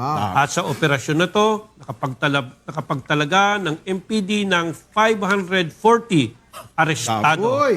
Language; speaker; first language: Filipino; native; Filipino